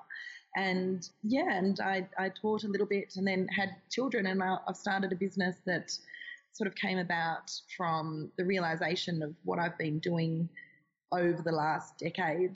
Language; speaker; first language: English; native; English